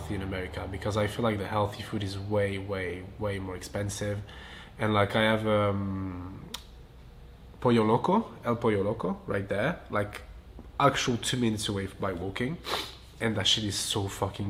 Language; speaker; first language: English; non-native, fluent; French